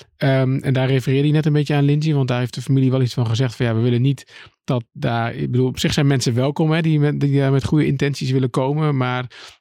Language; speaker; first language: Dutch; native; Dutch